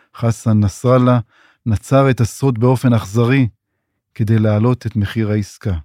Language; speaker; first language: Hebrew; native; Hebrew